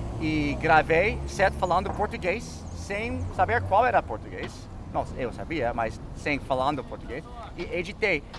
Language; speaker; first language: Portuguese; non-native, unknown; English